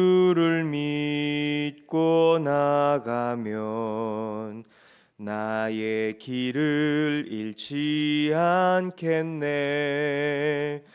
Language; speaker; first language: Korean; native; Korean